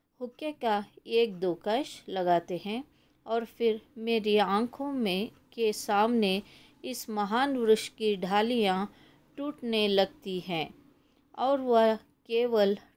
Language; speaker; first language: Hindi; non-native, local second language; Kannada